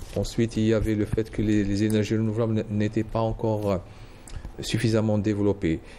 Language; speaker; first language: French; non-native, local second language; Arabic